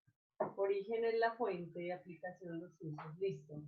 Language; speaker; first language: Spanish; native; Spanish